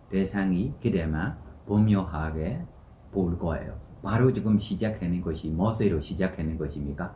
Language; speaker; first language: Korean; non-native, learner; Burmese